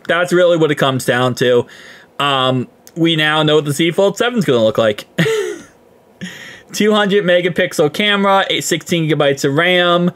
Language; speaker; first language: English; native; English